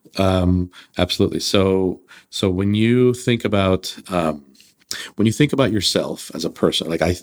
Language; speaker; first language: English; early bilingual, other home language; Russian